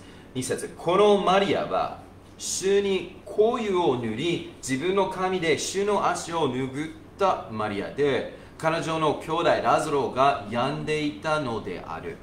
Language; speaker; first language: Japanese; non-native, fluent; English